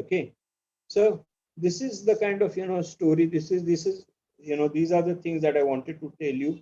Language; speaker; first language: English; non-native, local second language; Marathi